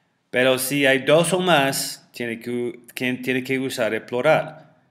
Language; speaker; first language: Spanish; non-native, fluent; English